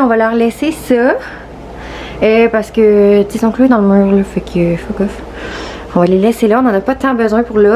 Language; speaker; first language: French; native; French